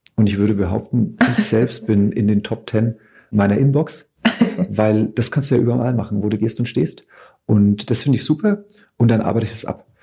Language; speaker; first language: German; native; German